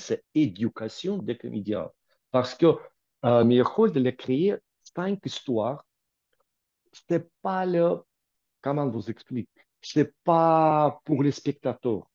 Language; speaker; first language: French; non-native, fluent; Russian